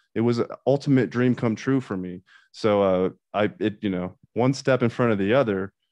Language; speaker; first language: English; native; English